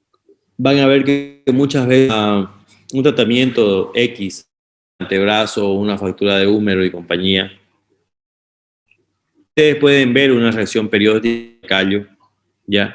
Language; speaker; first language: Spanish; native; Spanish